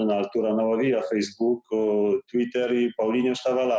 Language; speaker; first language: Portuguese; non-native, fluent; Polish